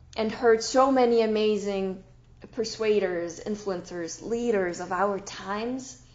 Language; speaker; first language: English; non-native, fluent; German